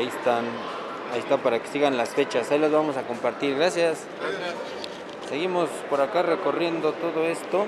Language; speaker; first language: Spanish; native; Spanish